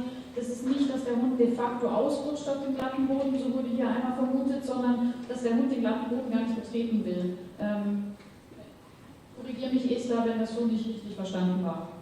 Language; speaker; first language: German; native; German